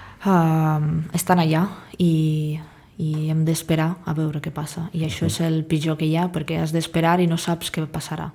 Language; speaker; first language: Catalan; non-native, fluent; Russian